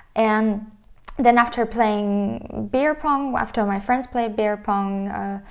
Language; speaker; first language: English; non-native, fluent; French